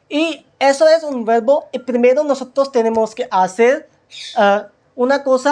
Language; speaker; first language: Spanish; non-native, learner; Hindi